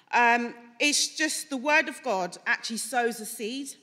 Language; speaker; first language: English; native; English